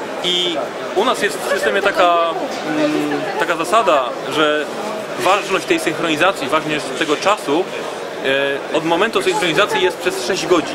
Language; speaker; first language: Polish; native; Polish